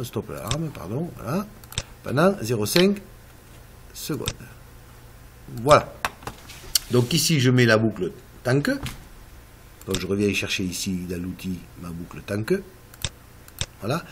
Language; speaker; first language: French; native; French